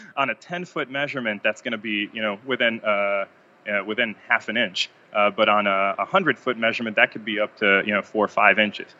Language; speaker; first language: English; non-native, fluent; Hebrew